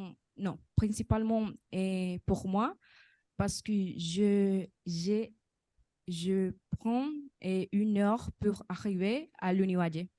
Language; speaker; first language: French; non-native, learner; Spanish